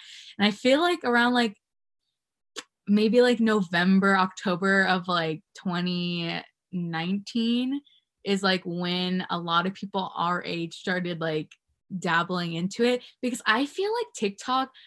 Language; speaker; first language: English; native; English